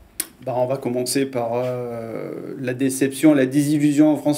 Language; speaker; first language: French; native; French